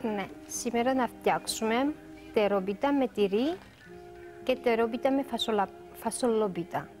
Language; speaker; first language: Greek; non-native, learner; Georgian